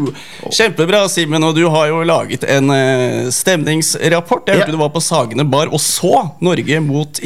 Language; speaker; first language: Norwegian; native; Norwegian